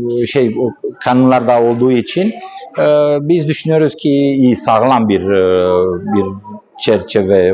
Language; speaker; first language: Turkish; non-native, learner; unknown